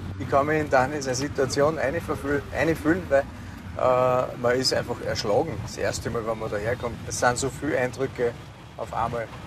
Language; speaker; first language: German; native; German